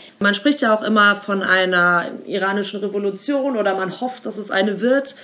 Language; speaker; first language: German; native; German